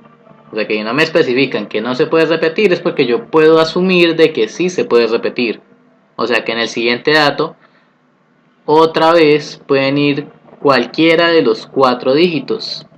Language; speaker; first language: Spanish; native; Spanish